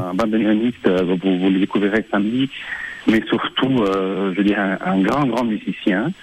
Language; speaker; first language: French; non-native, fluent; Spanish